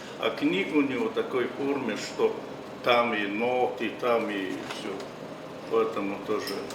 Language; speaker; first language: Russian; non-native, fluent; Mongolian